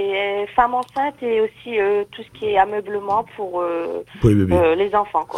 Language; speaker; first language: French; native; French